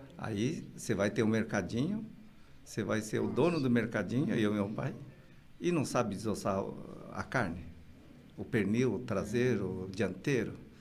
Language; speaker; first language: Portuguese; early bilingual, other home language; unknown